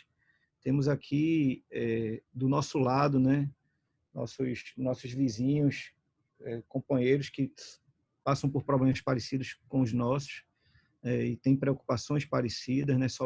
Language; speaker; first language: Portuguese; native; Portuguese